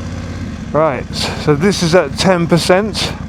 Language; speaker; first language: English; native; English